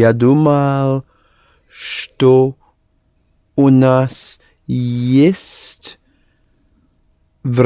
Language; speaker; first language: Russian; non-native, learner; English